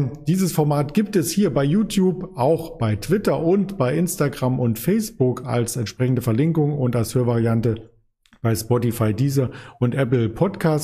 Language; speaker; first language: German; native; German